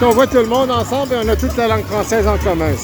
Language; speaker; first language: French; native; French